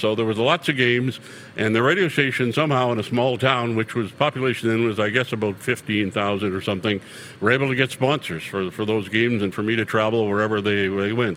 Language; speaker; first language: English; native; English